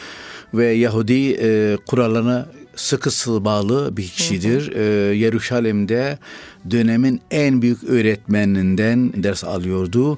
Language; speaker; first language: Turkish; non-native, fluent; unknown